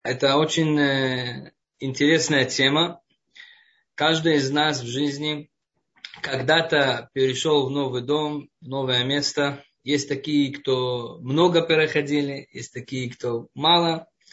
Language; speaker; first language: Russian; non-native, fluent; Hebrew